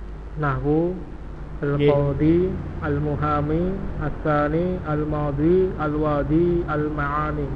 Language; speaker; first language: Arabic; non-native, learner; Indonesian